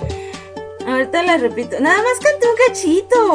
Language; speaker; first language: Spanish; native; Spanish